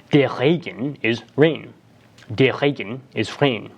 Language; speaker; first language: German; non-native, fluent; English